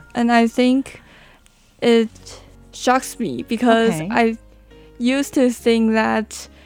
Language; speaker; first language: English; non-native, learner; Chinese